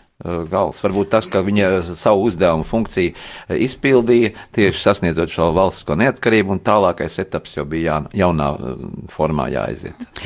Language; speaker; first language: Latvian; native; Latvian